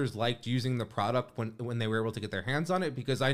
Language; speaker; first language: English; native; English